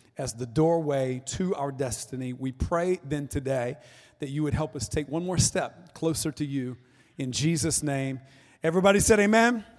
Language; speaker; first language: English; native; English